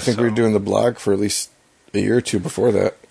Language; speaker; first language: English; native; English